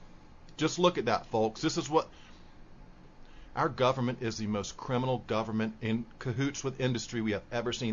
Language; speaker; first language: English; native; English